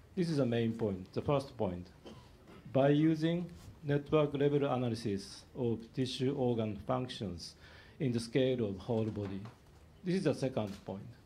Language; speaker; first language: English; non-native, fluent; Japanese